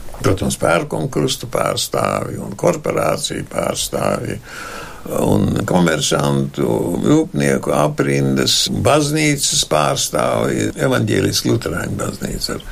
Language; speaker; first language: Latvian; non-native, local second language; German